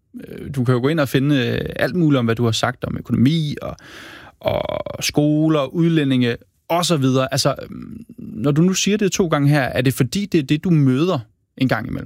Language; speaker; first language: Danish; native; Danish